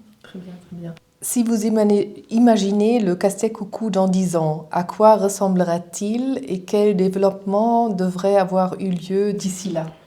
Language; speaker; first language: French; non-native, fluent; German